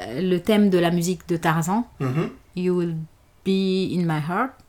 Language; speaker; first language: French; non-native, local second language; Fula